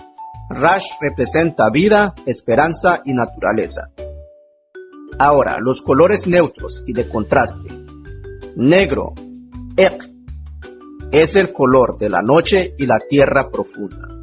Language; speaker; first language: Spanish; non-native, local second language; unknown